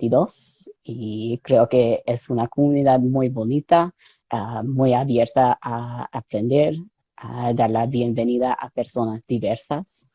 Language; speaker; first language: Spanish; non-native, fluent; English